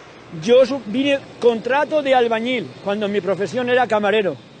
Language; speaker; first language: Spanish; native; Spanish